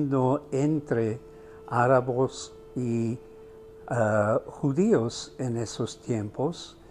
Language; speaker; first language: Spanish; non-native, fluent; German